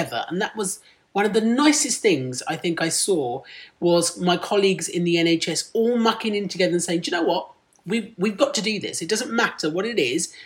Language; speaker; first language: English; non-native, local second language; Punjabi